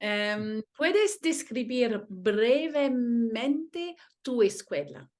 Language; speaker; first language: Spanish; non-native, learner; French